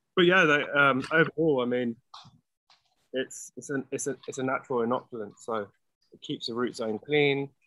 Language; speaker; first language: English; native; English